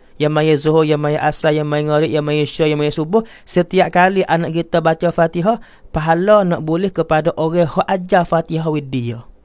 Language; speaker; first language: Malay; native; Malay